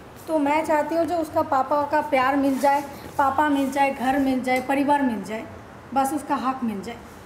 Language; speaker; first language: Hindi; non-native, local second language; Bangla